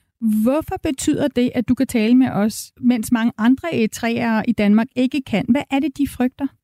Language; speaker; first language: Danish; native; Danish